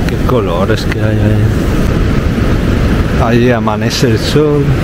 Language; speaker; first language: Spanish; non-native, fluent; Italian